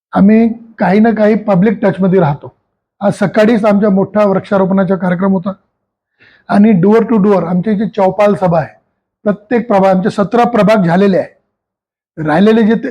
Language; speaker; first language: Marathi; non-native, local second language; Hindi